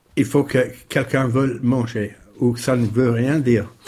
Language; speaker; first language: French; non-native, learner; English